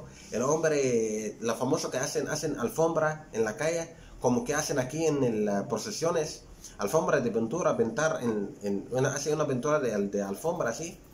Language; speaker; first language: Spanish; non-native, fluent; Arabic